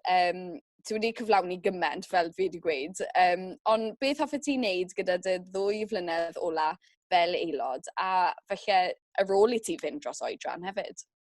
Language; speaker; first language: Welsh; native; Welsh